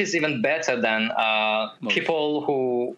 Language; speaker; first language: English; non-native, fluent; French